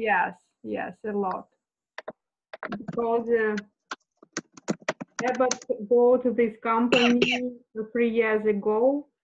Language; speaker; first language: English; non-native, learner; Russian